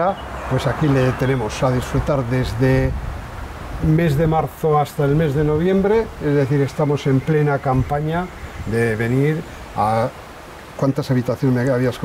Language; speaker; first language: Spanish; native; Spanish